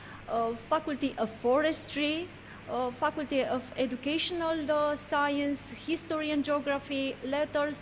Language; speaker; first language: English; non-native, learner; Romanian